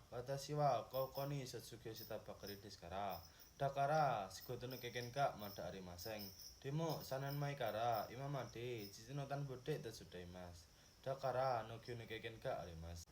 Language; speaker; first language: Japanese; non-native, learner; Indonesian